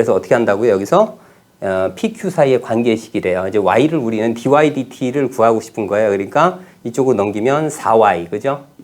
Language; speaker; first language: Korean; native; Korean